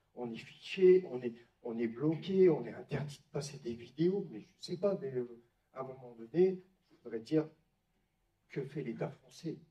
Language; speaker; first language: French; native; French